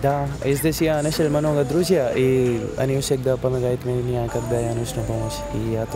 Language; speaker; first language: Russian; non-native, learner; English